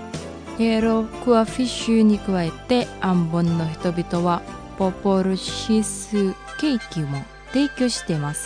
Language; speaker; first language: Japanese; non-native, fluent; Indonesian